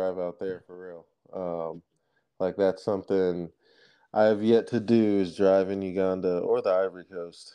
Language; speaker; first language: English; native; English